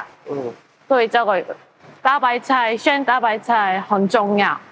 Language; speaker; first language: Chinese; non-native, learner; Korean